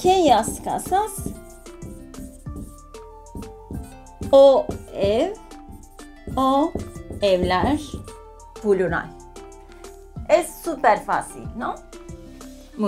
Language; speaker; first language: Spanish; non-native, fluent; Turkish